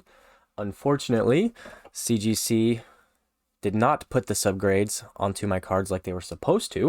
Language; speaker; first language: English; native; English